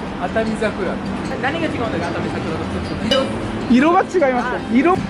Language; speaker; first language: Japanese; non-native, learner; Korean